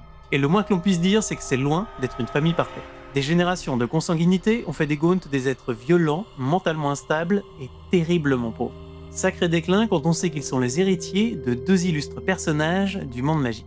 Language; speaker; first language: French; native; French